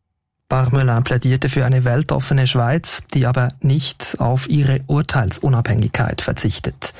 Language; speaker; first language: German; native; German